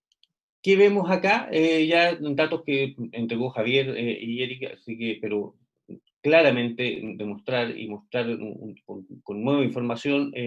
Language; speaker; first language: Spanish; native; Spanish